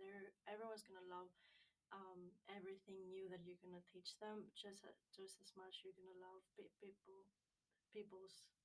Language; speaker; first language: English; non-native, fluent; Greek